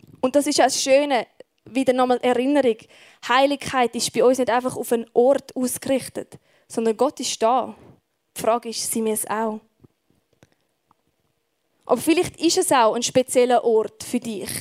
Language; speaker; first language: German; native; German